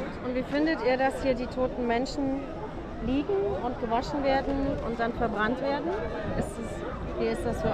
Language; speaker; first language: German; native; German